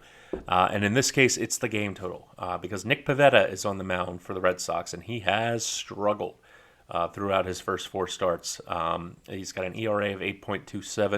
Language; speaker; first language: English; native; English